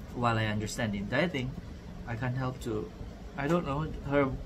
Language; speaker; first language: English; non-native, local second language; Malay